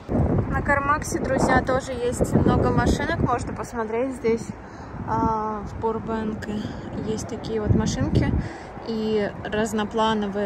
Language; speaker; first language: Russian; native; Russian